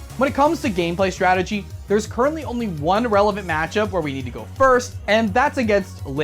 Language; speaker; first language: English; native; English